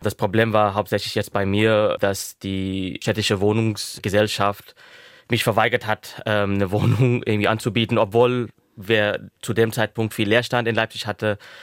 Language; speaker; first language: German; non-native, fluent; Urdu